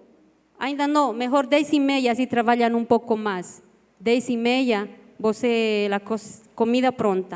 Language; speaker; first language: Portuguese; non-native, learner; Spanish